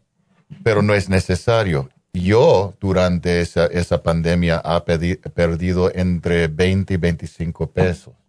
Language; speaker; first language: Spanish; non-native, fluent; English